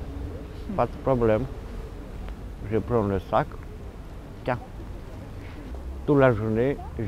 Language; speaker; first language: French; non-native, fluent; Romanian